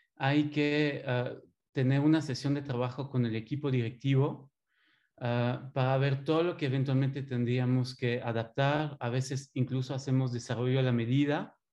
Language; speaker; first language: Spanish; non-native, fluent; French